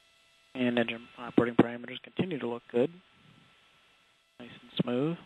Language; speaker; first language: English; native; English